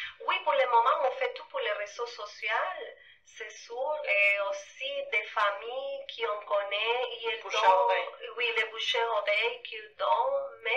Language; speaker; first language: French; non-native, fluent; Spanish